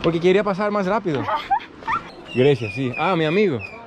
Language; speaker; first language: Spanish; non-native, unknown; Greek